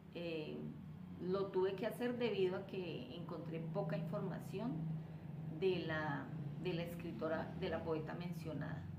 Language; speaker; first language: Spanish; native; Spanish